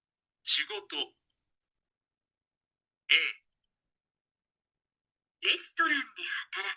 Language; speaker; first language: Japanese; non-native, learner; Bangla